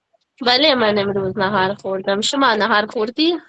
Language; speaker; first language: Persian; non-native, learner; Urdu